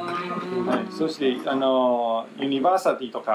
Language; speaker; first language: Japanese; non-native, fluent; Chinese